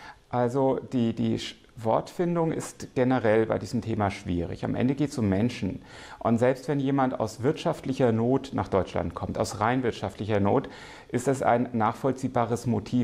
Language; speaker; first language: German; native; German